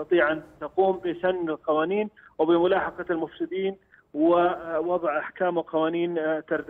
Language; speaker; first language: Arabic; native; Arabic